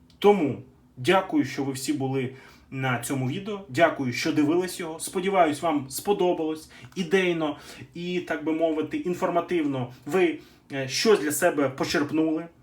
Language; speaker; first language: Ukrainian; native; Ukrainian